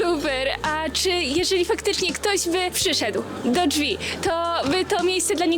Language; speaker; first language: Polish; native; Polish